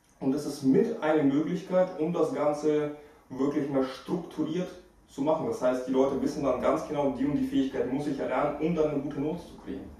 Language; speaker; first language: German; early bilingual, other home language; Russian